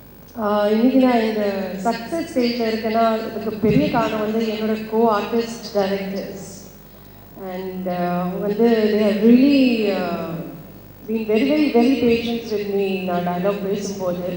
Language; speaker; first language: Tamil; non-native, fluent; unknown